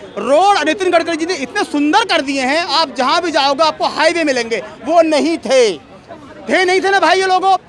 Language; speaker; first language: Hindi; native; Hindi